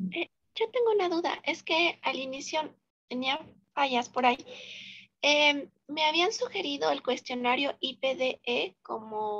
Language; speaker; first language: Spanish; native; Spanish